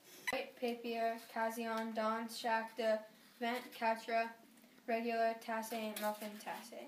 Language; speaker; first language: French; non-native, learner; English